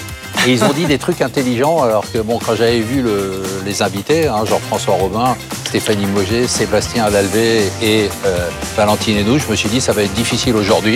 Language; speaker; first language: French; native; French